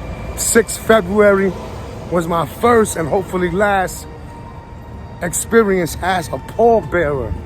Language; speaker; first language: English; native; English